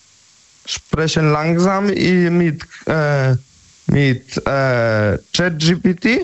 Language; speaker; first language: German; non-native, learner; Polish